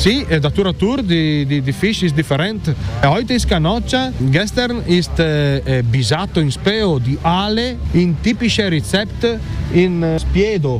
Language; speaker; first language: German; non-native, learner; Italian